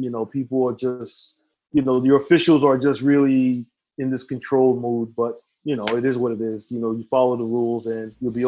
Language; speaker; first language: English; native; English